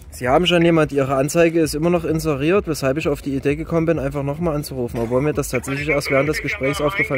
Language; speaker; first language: German; native; German